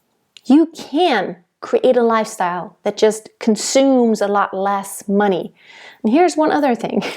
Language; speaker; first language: English; non-native, fluent; German